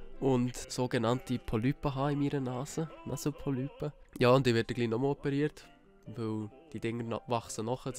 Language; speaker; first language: German; native; German